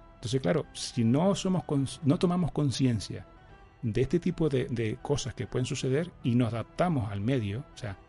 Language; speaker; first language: Spanish; native; Spanish